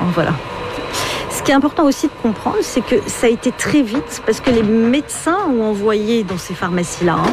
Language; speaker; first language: French; native; French